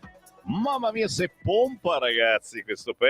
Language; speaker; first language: Italian; native; Italian